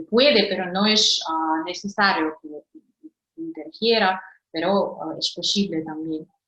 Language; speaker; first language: Spanish; non-native, fluent; Russian